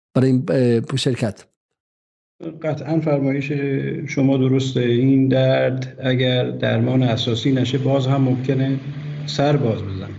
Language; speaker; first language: Persian; native; Persian